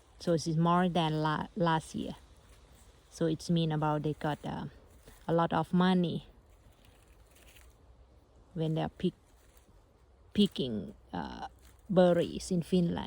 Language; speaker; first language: English; non-native, learner; Thai